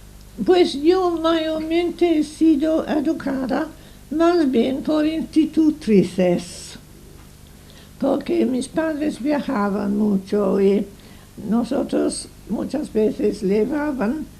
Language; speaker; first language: Spanish; non-native, fluent; English